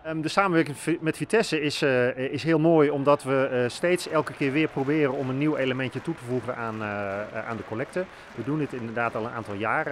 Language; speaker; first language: Dutch; native; Dutch